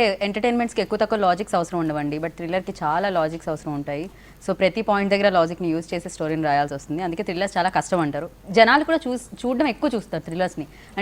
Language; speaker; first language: Telugu; native; Telugu